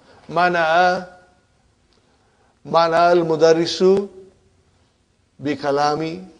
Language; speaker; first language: Arabic; non-native, fluent; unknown